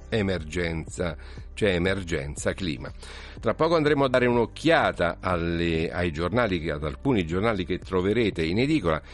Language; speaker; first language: Italian; native; Italian